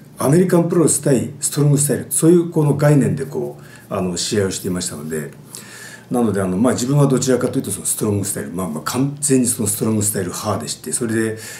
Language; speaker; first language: Japanese; native; Japanese